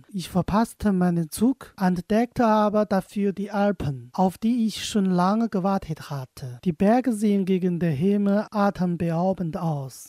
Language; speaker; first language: German; non-native, fluent; Chinese